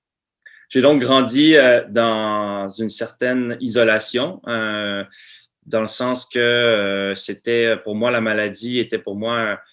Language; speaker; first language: French; native; French